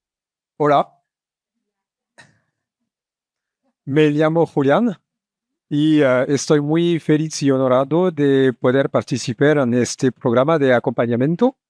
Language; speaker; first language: Spanish; non-native, learner; French